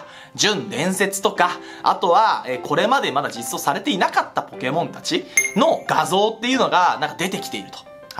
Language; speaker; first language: Japanese; native; Japanese